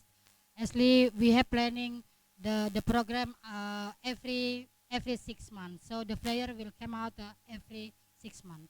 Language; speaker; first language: English; non-native, learner; Indonesian